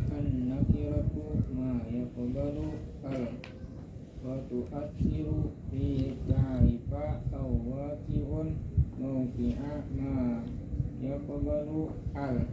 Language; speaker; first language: Arabic; non-native, learner; Banjar